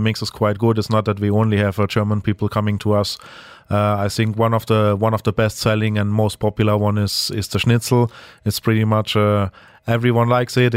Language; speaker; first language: English; non-native, fluent; German